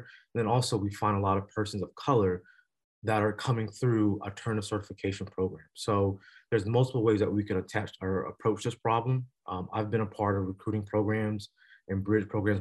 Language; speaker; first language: English; native; English